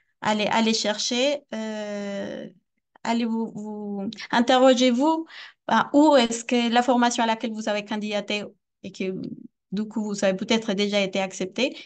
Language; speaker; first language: French; non-native, fluent; Spanish